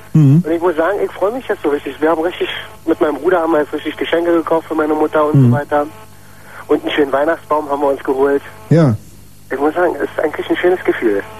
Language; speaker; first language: German; early bilingual, other home language; Arabic